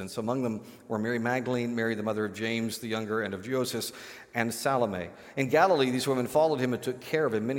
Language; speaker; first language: English; native; English